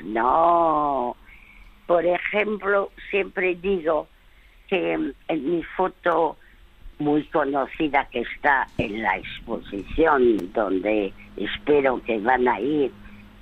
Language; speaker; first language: Spanish; early bilingual, other home language; French